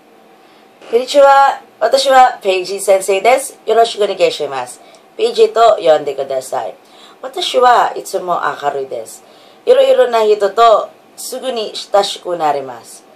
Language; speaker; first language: Japanese; non-native, learner; Filipino